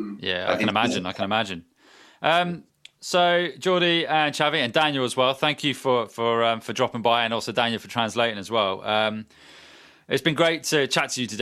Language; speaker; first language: English; native; English